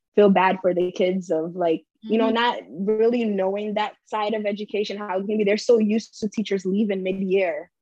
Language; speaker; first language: English; early bilingual, heritage; English